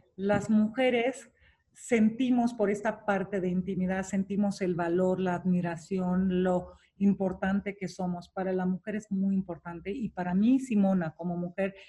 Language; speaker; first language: Spanish; non-native, fluent; Romanian